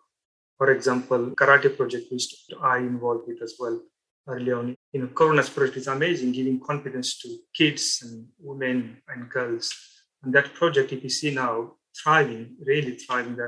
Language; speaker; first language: English; non-native, local second language; Marathi